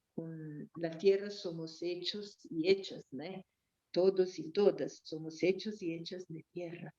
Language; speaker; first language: Spanish; non-native, fluent; Portuguese